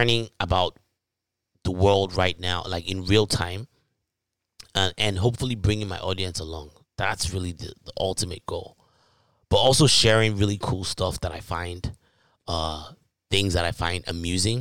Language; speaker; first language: English; non-native, local second language; Yoruba